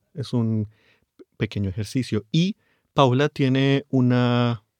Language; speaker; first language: Spanish; native; Spanish